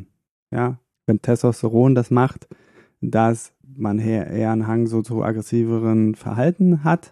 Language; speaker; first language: German; native; German